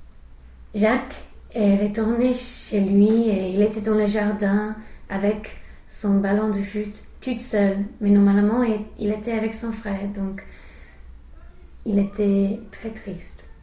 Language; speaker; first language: French; non-native, fluent; English